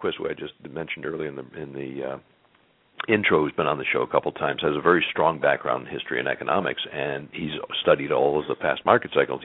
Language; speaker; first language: English; native; English